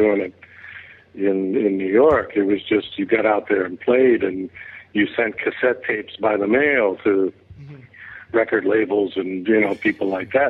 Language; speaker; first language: English; native; English